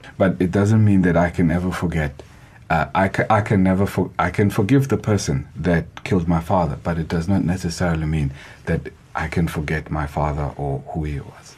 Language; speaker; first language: English; non-native, local second language; Xhosa